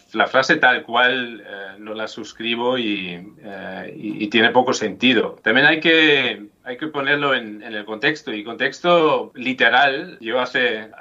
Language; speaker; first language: Spanish; non-native, fluent; German